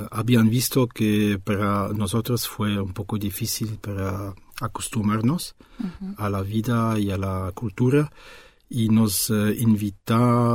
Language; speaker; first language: Spanish; non-native, fluent; French